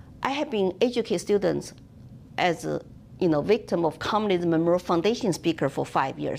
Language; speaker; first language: English; non-native, fluent; Chinese